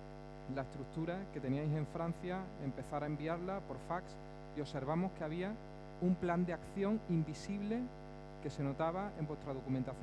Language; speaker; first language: Spanish; native; Spanish